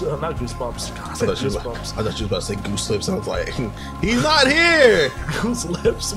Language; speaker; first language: English; native; English